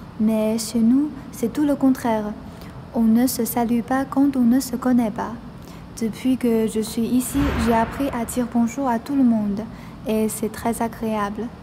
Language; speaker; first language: French; non-native, fluent; Chinese